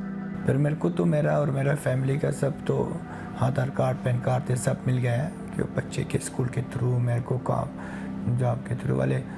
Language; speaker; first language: Hindi; non-native, fluent; Persian